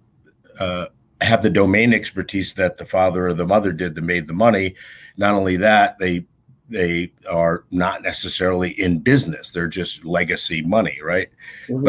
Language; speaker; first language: English; native; English